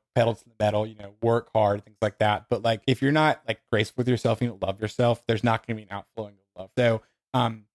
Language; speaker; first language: English; native; English